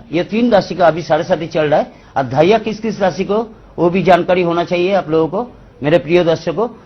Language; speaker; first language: Hindi; non-native, local second language; Bangla